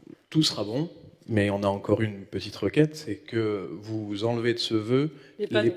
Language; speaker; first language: French; native; French